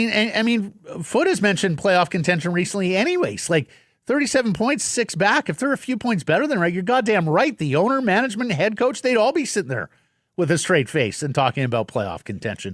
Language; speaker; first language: English; native; English